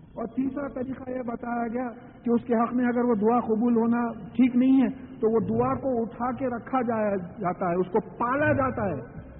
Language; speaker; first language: Urdu; native; Urdu